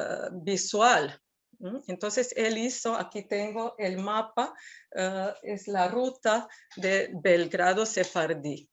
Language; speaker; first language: Spanish; non-native, fluent; Serbian